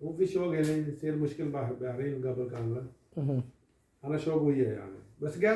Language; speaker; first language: Arabic; non-native, learner; Urdu